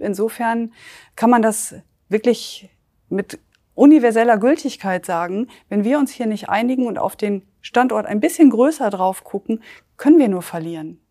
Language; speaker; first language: German; native; German